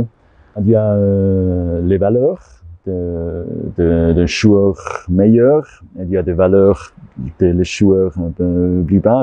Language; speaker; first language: French; non-native, learner; German